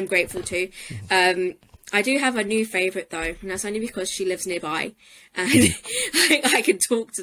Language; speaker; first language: English; native; English